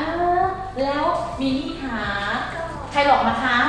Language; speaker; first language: Thai; native; Thai